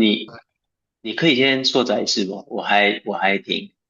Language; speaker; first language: Chinese; non-native, fluent; English